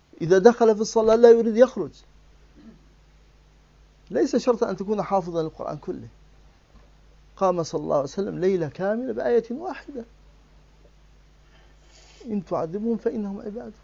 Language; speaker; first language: Arabic; native; Arabic